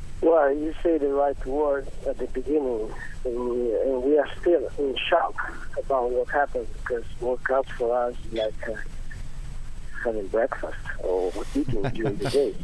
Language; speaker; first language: English; non-native, learner; Italian